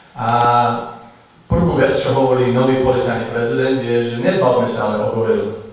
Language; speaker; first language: Slovak; non-native, fluent; English